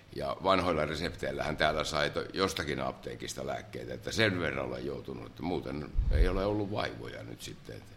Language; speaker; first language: Finnish; native; Finnish